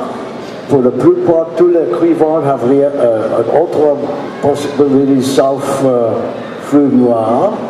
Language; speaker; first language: French; non-native, learner; English